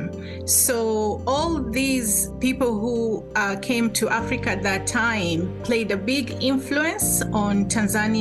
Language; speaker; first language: English; non-native, local second language; Swahili